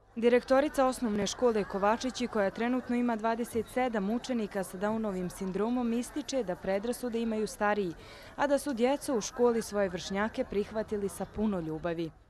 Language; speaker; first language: Croatian; native; Croatian